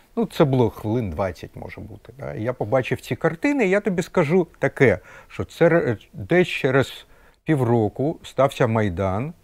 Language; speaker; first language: Ukrainian; non-native, local second language; Russian